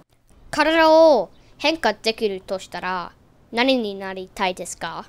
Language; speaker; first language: Japanese; non-native, learner; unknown